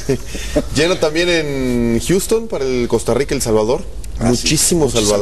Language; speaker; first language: Spanish; native; Spanish